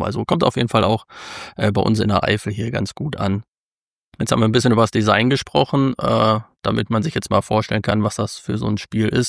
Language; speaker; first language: German; native; German